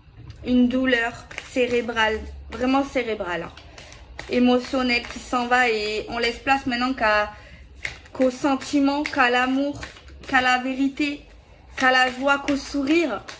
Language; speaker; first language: French; native; French